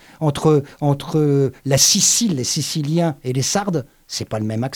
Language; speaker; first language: French; native; French